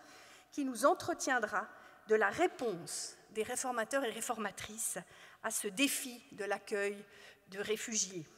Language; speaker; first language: French; native; French